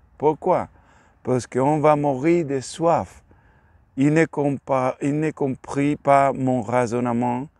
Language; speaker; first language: French; non-native, learner; Spanish